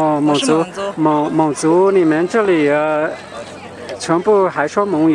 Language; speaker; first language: Chinese; non-native, learner; Hmong